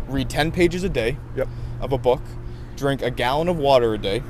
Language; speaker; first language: English; native; English